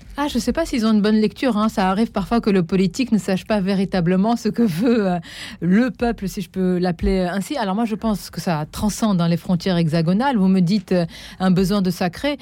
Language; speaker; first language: French; non-native, local second language; Arabic